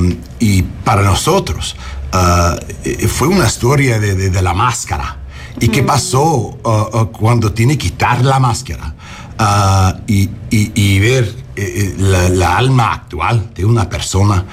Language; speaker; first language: Spanish; non-native, learner; English